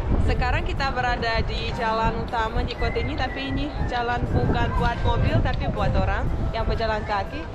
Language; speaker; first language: Indonesian; non-native, fluent; Russian